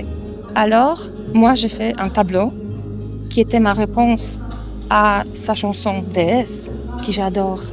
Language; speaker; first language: French; non-native, fluent; Polish